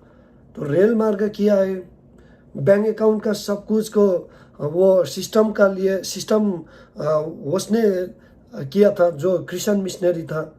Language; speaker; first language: Hindi; non-native, learner; Nepali